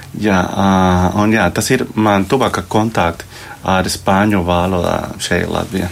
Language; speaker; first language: Latvian; non-native, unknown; Spanish